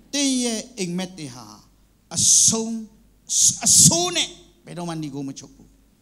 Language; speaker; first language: Burmese; non-native, local second language; Kachin